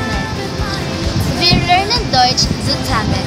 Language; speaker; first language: German; non-native, learner; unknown